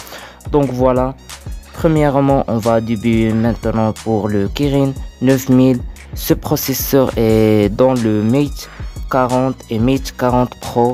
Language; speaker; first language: French; non-native, learner; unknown